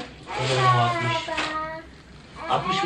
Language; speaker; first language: Turkish; non-native, learner; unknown